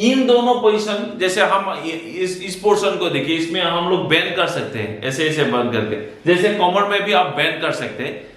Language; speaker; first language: Hindi; non-native, local second language; Assamese